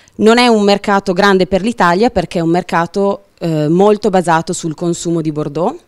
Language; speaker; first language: Italian; native; Italian